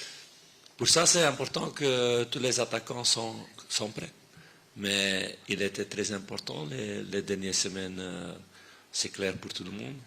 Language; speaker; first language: French; non-native, fluent; Dutch